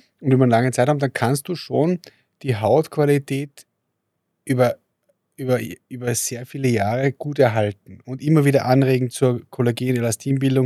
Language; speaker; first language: German; native; German